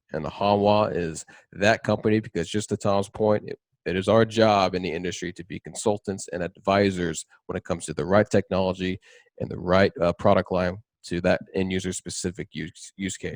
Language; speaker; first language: English; native; English